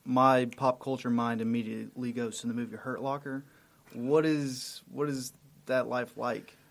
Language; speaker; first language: English; native; English